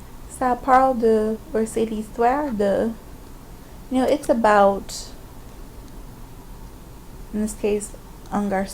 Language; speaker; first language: French; non-native, fluent; English